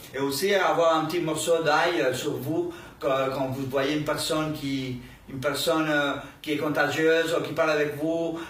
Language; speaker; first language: French; non-native, fluent; Spanish